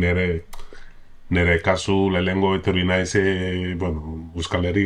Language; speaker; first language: Basque; non-native, learner; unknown